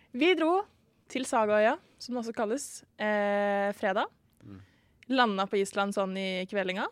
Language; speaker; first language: Norwegian; native; Norwegian